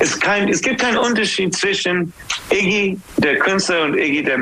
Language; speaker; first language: German; non-native, learner; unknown